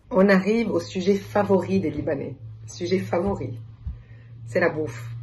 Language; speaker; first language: French; non-native, local second language; Arabic